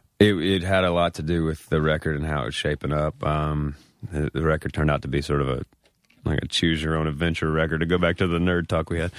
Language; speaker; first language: English; native; English